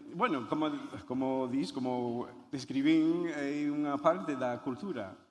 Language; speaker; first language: Galician; non-native, learner; English